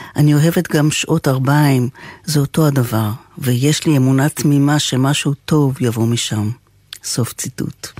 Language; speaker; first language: Hebrew; native; Hebrew